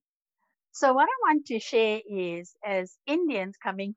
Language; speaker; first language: English; native; English